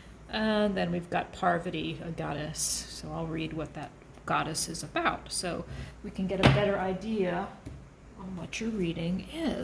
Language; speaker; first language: English; native; English